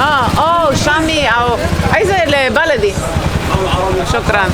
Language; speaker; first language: Arabic; non-native, learner; English